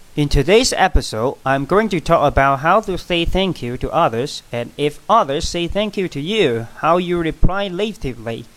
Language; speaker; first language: English; non-native, fluent; Chinese